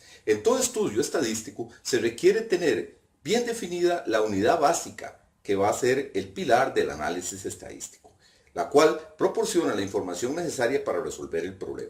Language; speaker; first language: Spanish; native; Spanish